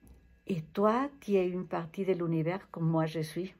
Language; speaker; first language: French; non-native, fluent; Spanish